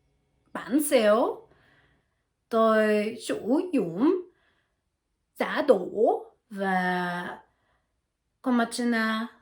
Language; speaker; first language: Vietnamese; non-native, learner; French